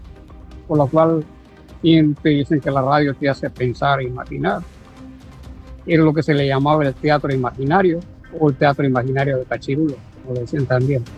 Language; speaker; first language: Spanish; native; Spanish